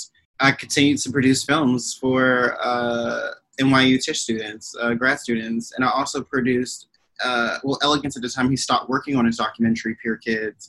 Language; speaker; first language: English; native; English